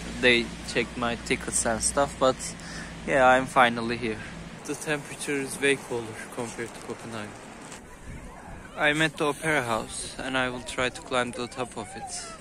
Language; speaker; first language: English; non-native, fluent; Turkish